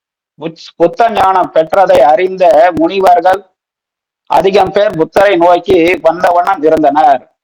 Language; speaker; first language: Tamil; native; Tamil